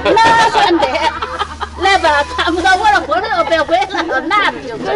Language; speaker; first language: Chinese; native; Chinese